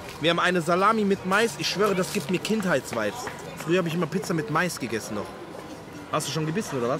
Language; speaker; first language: German; native; German